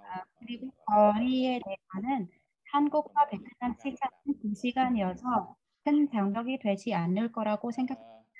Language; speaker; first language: Korean; non-native, fluent; Vietnamese